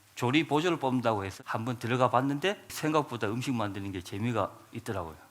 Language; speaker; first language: Korean; native; Korean